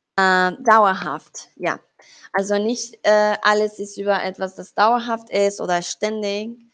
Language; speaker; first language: German; non-native, fluent; Spanish